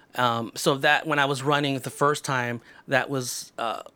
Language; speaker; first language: English; native; English